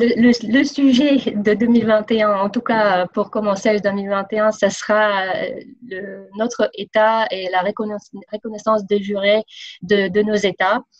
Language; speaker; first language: French; non-native, fluent; Latvian